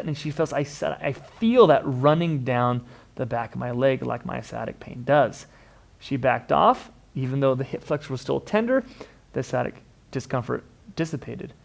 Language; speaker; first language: English; native; English